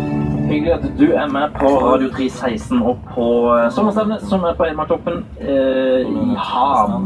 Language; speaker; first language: Norwegian; native; Norwegian